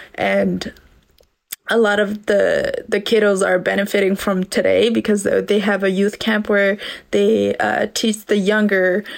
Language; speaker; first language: English; early bilingual, other home language; S'gaw Karen